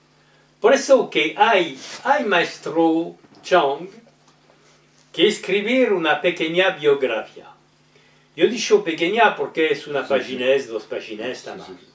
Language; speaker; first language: Spanish; non-native, learner; French